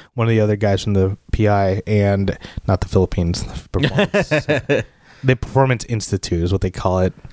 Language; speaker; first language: English; early bilingual, other home language; Filipino